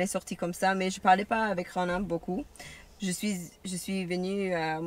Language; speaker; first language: French; non-native, learner; English